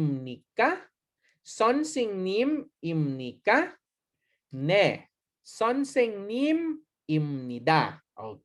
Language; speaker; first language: Korean; non-native, learner; Hiligaynon